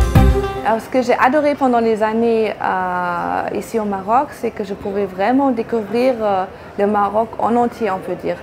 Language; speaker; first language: French; non-native, fluent; German